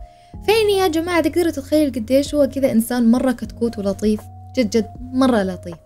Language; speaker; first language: Arabic; native; Arabic